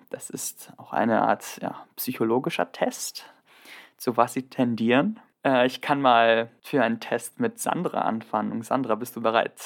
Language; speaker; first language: German; early bilingual, heritage; Greek